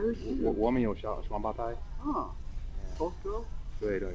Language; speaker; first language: Chinese; non-native, fluent; English